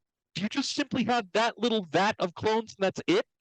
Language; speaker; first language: English; native; English